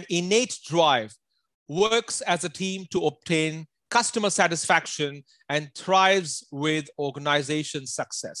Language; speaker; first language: English; non-native, local second language; Punjabi